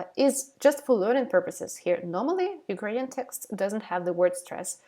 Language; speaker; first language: English; non-native, fluent; Ukrainian